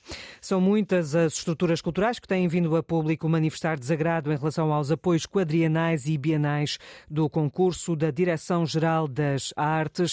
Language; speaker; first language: Portuguese; native; Portuguese